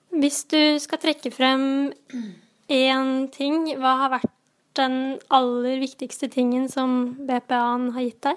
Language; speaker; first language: Norwegian; native; Norwegian